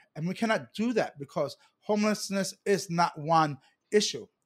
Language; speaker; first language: English; native; English